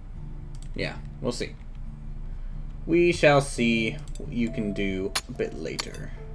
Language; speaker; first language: English; native; English